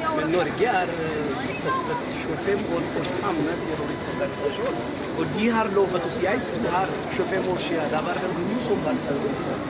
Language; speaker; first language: Norwegian; non-native, learner; Amharic